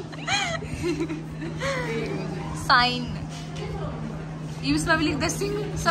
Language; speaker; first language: Hindi; native; Hindi